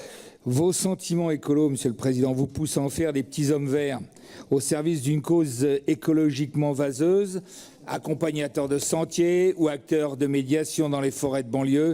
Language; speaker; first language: French; native; French